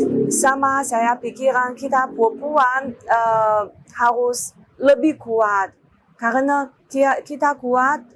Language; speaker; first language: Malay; non-native, learner; Chinese